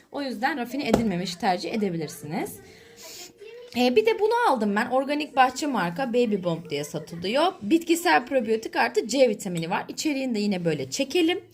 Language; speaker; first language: Turkish; native; Turkish